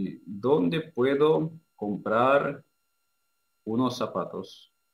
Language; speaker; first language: Spanish; non-native, fluent; Russian